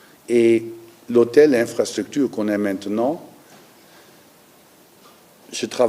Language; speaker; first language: French; non-native, learner; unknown